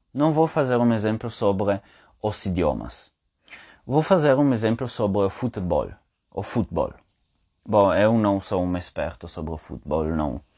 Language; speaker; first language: Portuguese; non-native, fluent; Italian